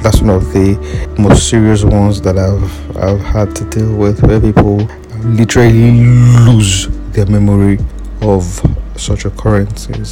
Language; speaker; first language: English; non-native, local second language; Yoruba